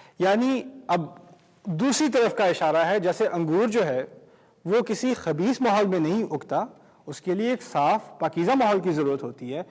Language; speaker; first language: Urdu; early bilingual, heritage; Urdu